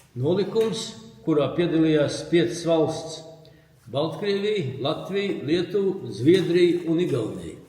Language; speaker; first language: Latvian; non-native, local second language; Russian